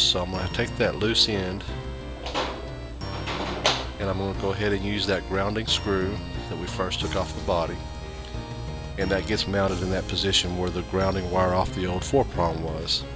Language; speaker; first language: English; native; English